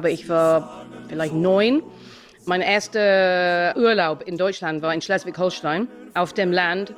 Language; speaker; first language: German; non-native, fluent; English